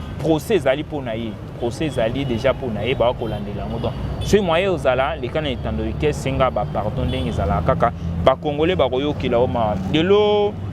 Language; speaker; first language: Lingala; non-native, local second language; Swahili